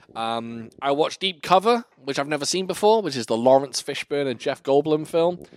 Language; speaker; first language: English; native; English